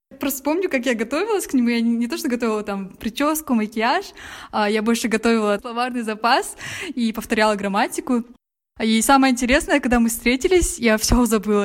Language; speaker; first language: Russian; native; Russian